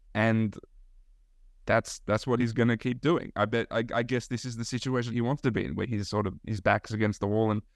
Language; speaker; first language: English; early bilingual, other home language; Turkish